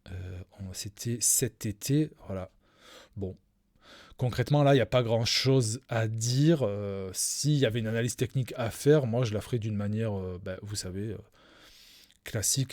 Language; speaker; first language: French; native; French